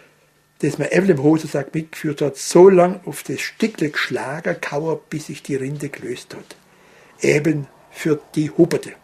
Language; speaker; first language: German; native; German